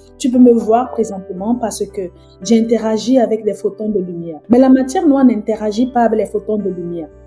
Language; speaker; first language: French; native; French